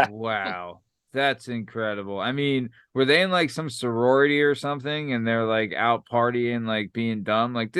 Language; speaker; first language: English; native; English